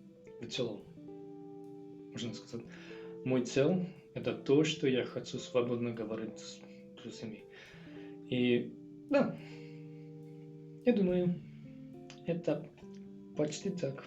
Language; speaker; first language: Russian; non-native, learner; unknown